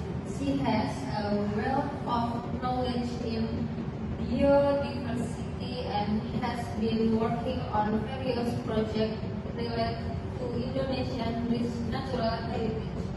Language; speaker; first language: English; non-native, learner; Indonesian